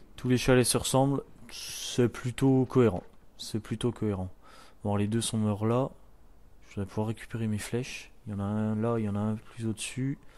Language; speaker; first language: French; native; French